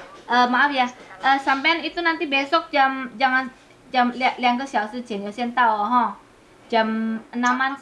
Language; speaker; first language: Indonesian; non-native, local second language; Javanese